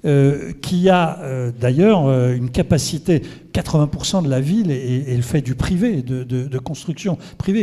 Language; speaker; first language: French; native; French